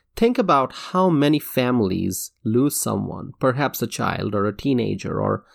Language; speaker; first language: English; non-native, local second language; Bangla